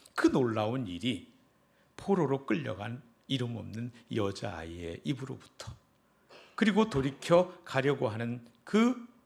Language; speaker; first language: Korean; native; Korean